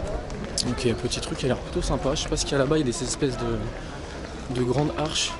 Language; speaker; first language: French; native; French